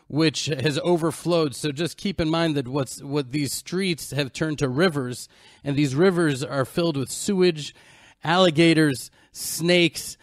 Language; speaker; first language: English; native; English